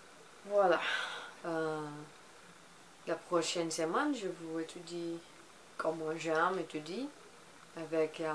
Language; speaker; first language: French; non-native, learner; Portuguese